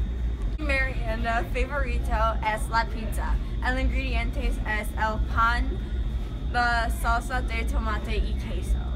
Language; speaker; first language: Spanish; non-native, learner; English